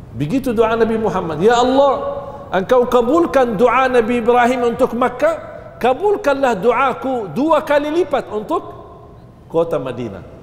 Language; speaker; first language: Malay; non-native, fluent; Arabic